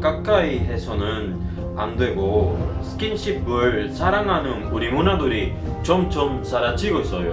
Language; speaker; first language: Korean; non-native, learner; Spanish